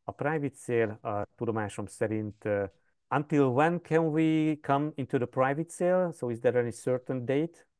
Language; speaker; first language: English; non-native, fluent; Hungarian